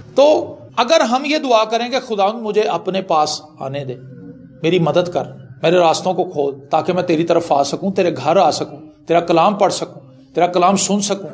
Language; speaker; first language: Urdu; non-native, local second language; Punjabi